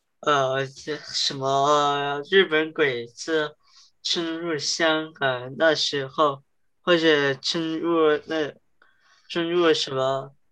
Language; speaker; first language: Chinese; early bilingual, heritage; Chinese